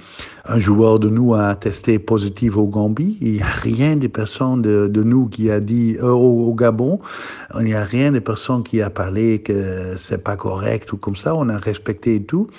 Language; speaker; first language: French; non-native, learner; Dutch